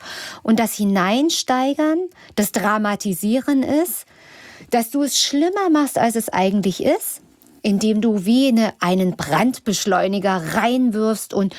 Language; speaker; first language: German; native; German